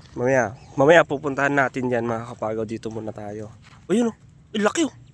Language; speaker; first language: Filipino; native; Filipino